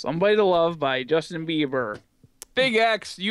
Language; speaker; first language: English; native; English